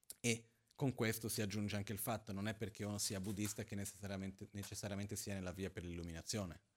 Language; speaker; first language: Italian; non-native, fluent; Portuguese